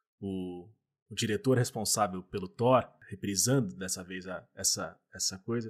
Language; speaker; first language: Portuguese; native; Portuguese